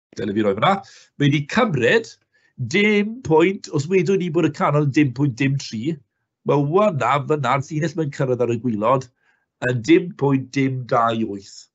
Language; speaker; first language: Welsh; native; Welsh